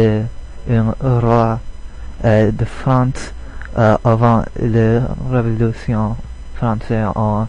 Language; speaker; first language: French; non-native, learner; English